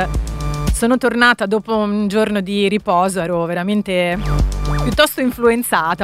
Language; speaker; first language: Italian; native; Italian